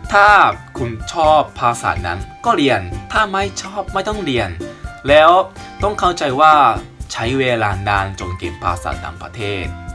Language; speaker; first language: Thai; non-native, fluent; Japanese